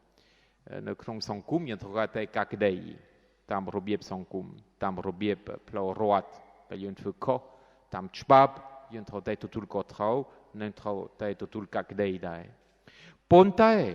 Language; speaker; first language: Khmer; non-native, fluent; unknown